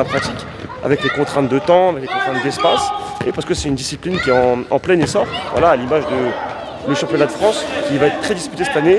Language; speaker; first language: French; native; French